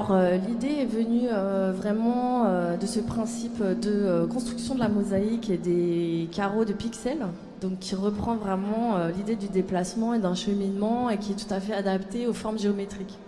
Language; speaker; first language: French; native; French